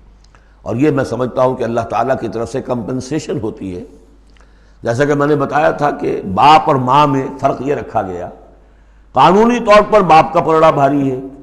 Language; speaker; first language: Urdu; native; Urdu